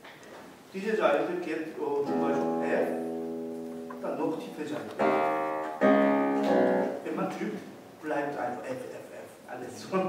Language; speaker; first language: German; non-native, learner; Korean